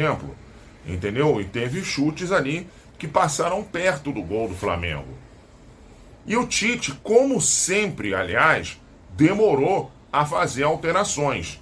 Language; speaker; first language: Portuguese; native; Portuguese